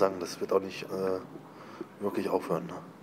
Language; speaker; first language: German; native; German